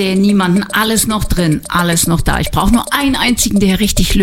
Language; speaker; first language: German; native; German